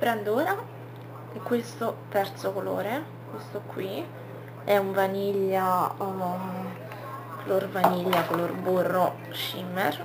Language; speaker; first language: Italian; native; Italian